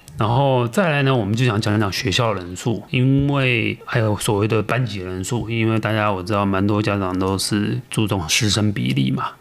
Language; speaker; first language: Chinese; native; Chinese